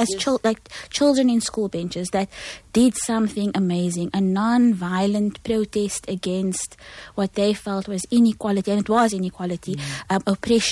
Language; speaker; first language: English; native; English